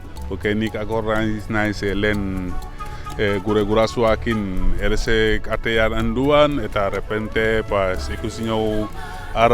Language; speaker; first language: Basque; non-native, learner; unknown